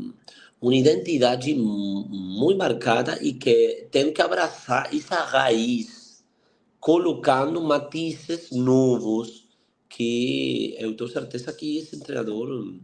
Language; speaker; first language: Portuguese; non-native, fluent; Spanish